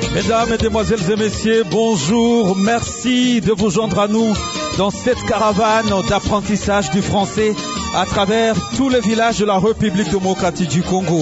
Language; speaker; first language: French; non-native, local second language; Lingala